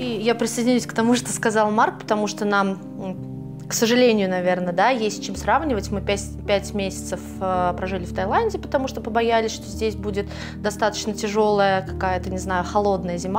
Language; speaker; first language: Russian; native; Russian